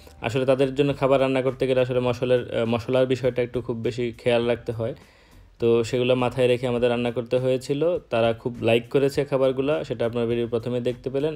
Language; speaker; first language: Bangla; native; Bangla